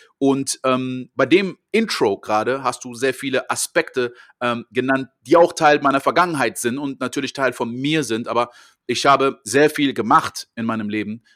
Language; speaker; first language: German; early bilingual, heritage; French